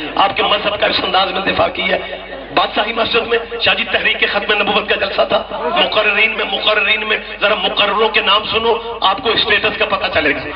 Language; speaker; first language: Urdu; non-native, local second language; Punjabi